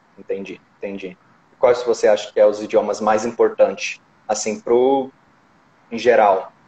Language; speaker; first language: Portuguese; native; Portuguese